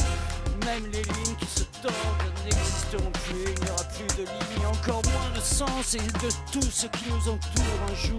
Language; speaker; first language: French; native; French